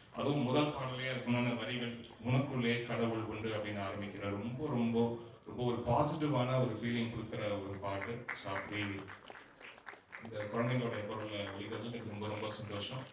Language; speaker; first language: Tamil; native; Tamil